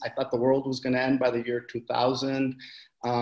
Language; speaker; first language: English; native; English